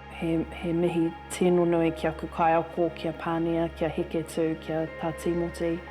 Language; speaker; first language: Māori; non-native, local second language; English